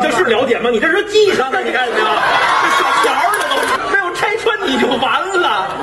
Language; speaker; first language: Chinese; native; Chinese